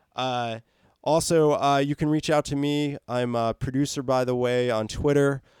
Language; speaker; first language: English; native; English